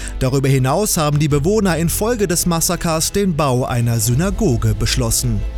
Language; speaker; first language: German; native; German